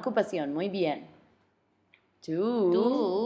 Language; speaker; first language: Spanish; non-native, fluent; English